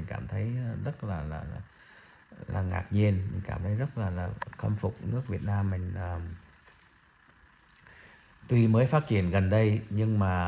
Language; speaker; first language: Vietnamese; early bilingual, heritage; Vietnamese